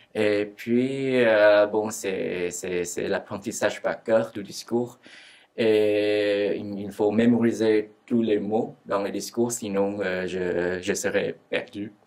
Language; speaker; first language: French; non-native, fluent; Vietnamese